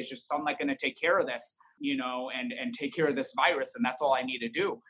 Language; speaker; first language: English; native; English